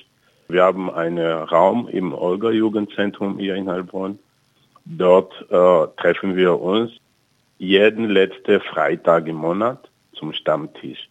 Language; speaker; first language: German; non-native, fluent; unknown